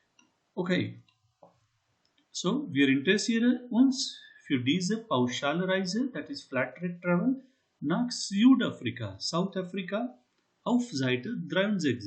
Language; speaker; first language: German; non-native, learner; Hindi